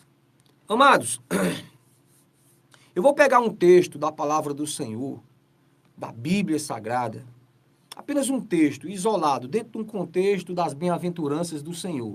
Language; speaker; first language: Portuguese; native; Portuguese